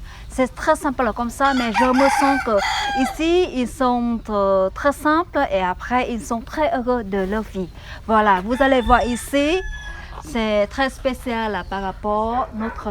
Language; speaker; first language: French; non-native, fluent; Vietnamese